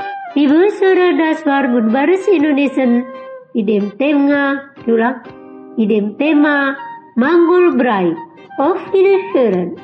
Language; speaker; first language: German; non-native, learner; Indonesian